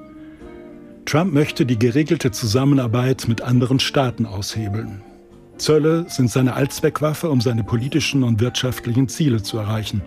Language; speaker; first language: German; native; German